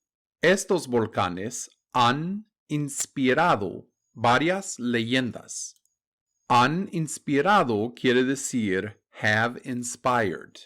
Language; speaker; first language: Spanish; non-native, fluent; English